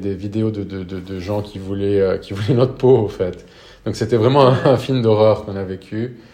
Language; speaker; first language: French; non-native, local second language; Arabic